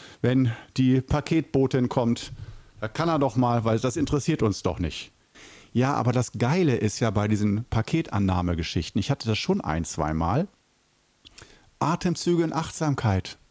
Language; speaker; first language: German; native; German